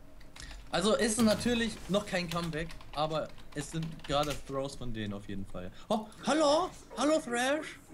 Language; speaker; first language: German; native; German